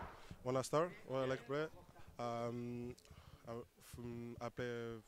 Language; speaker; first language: English; non-native, learner; French